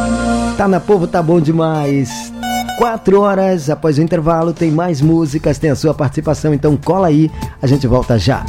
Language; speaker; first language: Portuguese; native; Portuguese